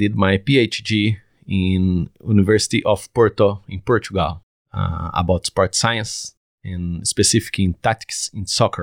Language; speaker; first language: English; non-native, learner; Portuguese